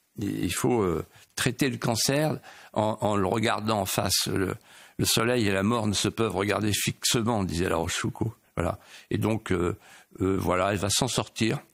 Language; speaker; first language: French; native; French